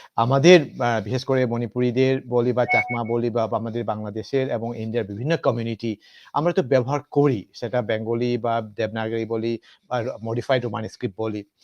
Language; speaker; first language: Bangla; non-native, local second language; Manipuri